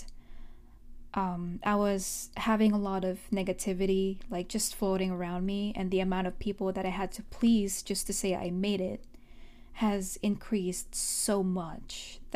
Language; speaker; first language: English; non-native, local second language; Filipino